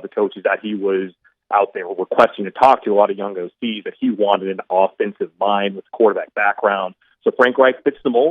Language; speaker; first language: English; native; English